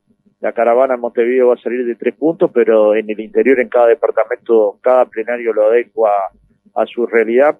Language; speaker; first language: Spanish; native; Spanish